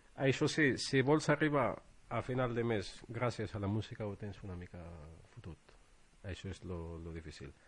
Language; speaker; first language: Catalan; non-native, fluent; Arabic